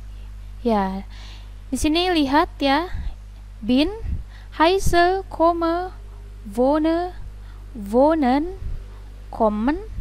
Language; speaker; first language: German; non-native, fluent; Indonesian